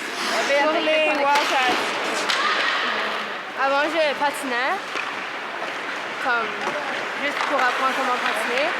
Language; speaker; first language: French; non-native, local second language; English